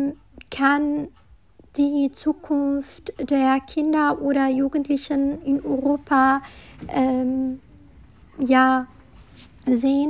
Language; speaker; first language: German; non-native, fluent; Arabic